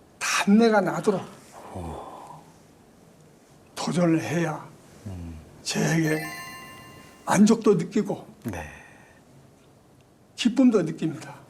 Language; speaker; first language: Korean; native; Korean